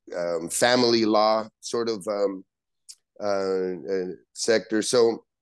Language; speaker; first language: English; native; English